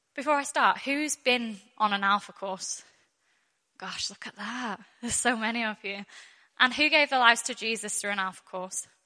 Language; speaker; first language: English; native; English